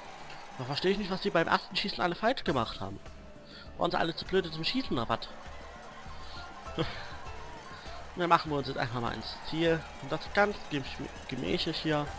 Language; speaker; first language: German; native; German